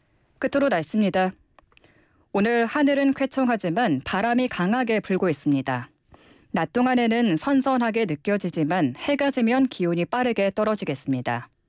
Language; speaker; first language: Korean; native; Korean